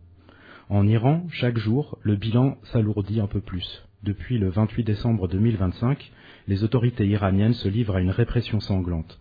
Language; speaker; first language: French; native; French